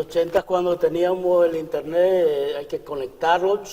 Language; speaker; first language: Spanish; native; Spanish